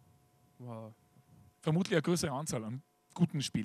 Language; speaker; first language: German; native; German